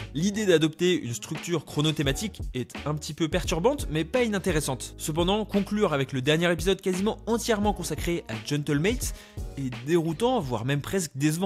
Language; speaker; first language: French; native; French